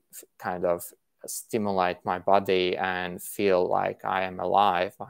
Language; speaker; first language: English; non-native, fluent; Latvian